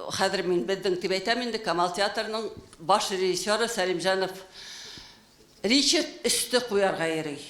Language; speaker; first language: Tatar; non-native, local second language; Bashkir